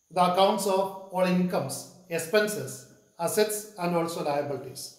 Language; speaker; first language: English; non-native, local second language; Malayalam